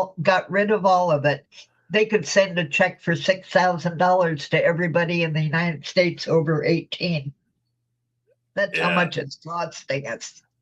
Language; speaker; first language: English; native; English